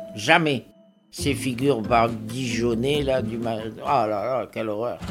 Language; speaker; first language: French; native; French